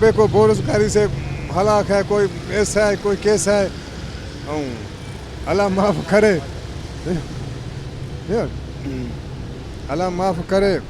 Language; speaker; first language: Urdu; non-native, local second language; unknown